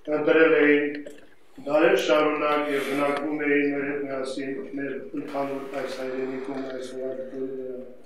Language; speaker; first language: Armenian; non-native, local second language; Kurdish